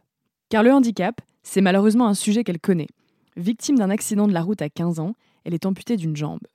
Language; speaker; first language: French; native; French